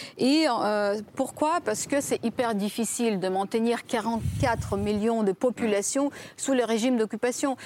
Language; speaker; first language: French; non-native, fluent; Ukrainian